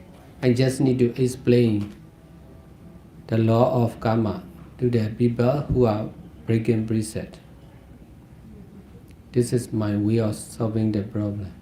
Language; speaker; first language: English; non-native, fluent; Burmese